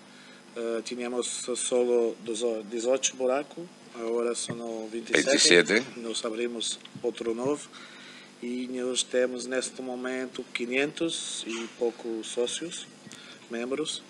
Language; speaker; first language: Spanish; non-native, learner; German